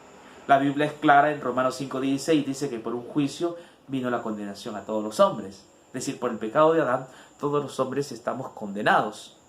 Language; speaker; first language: Spanish; native; Spanish